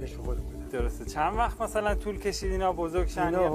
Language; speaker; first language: Persian; native; Persian